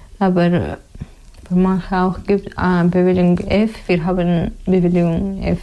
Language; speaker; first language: German; non-native, learner; Persian